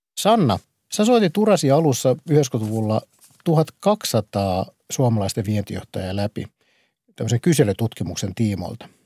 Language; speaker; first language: Finnish; native; Finnish